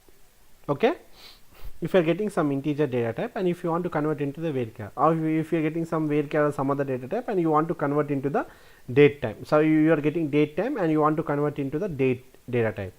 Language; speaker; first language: English; non-native, local second language; Telugu